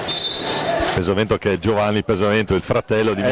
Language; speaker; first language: Italian; native; Italian